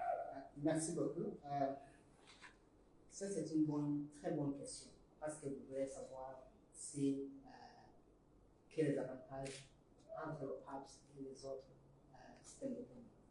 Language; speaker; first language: French; non-native, learner; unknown